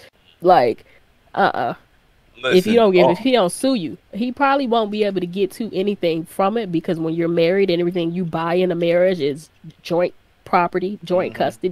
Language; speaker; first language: English; native; English